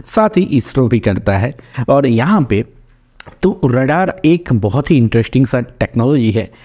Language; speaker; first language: Hindi; native; Hindi